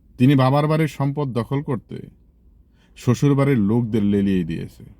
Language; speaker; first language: Bangla; native; Bangla